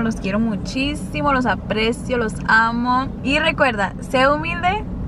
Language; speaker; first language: Spanish; early bilingual, heritage; Spanish